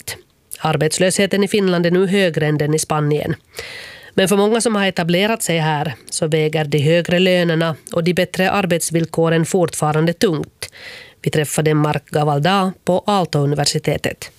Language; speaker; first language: Swedish; native; Swedish